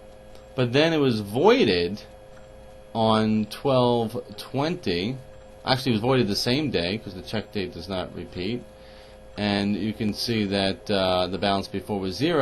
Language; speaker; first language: English; native; English